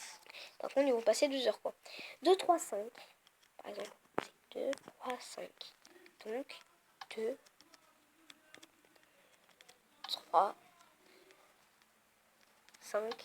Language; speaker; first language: French; native; French